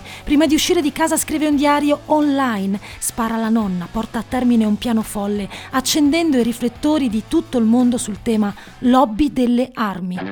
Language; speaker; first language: Italian; native; Italian